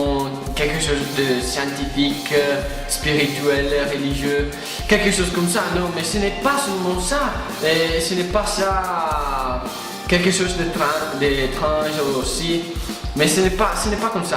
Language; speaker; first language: French; non-native, fluent; Italian